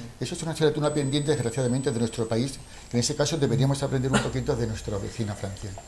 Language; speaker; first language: Spanish; native; Spanish